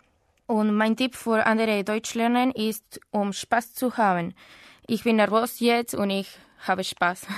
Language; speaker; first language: German; non-native, learner; Spanish